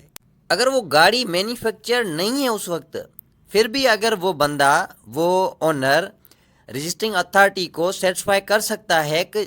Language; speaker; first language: Urdu; native; Urdu